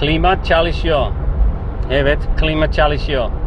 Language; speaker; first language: Turkish; non-native, fluent; English